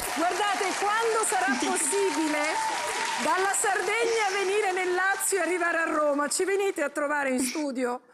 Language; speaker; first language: Italian; native; Italian